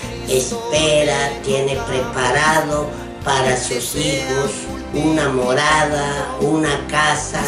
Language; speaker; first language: Spanish; non-native, local second language; Quechua